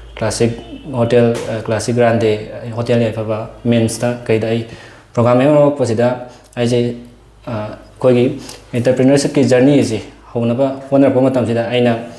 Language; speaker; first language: Manipuri; native; Manipuri